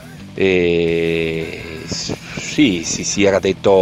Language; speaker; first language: Italian; native; Italian